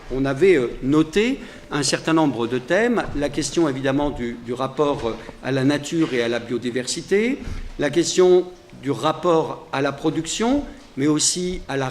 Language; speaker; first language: French; native; French